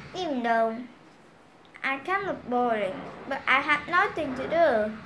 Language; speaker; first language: English; non-native, learner; Vietnamese